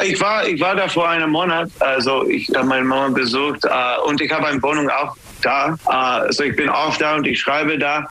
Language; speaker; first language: German; non-native, learner; English